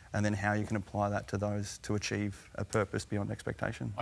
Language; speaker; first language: English; native; English